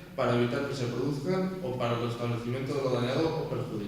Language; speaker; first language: Spanish; non-native, local second language; Catalan